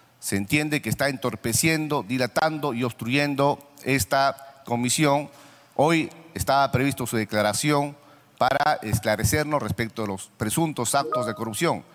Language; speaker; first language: Spanish; native; Spanish